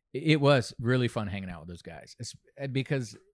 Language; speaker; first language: English; native; English